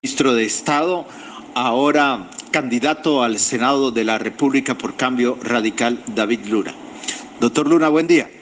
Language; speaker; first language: Spanish; native; Spanish